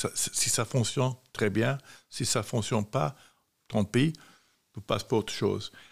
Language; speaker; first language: French; non-native, fluent; English